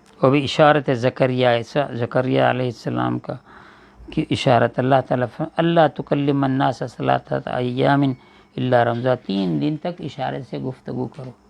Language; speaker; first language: Urdu; native; Urdu